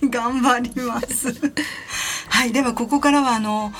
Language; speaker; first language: Japanese; native; Japanese